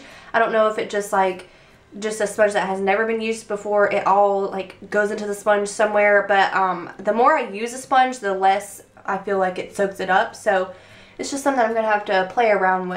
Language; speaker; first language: English; native; English